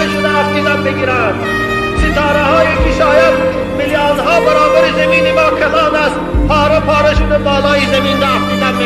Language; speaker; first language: Persian; native; Persian